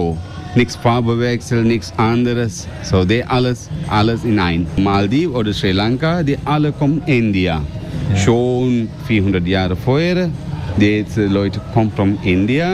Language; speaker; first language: German; non-native, learner; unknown